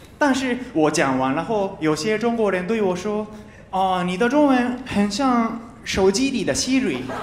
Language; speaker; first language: Chinese; non-native, fluent; Japanese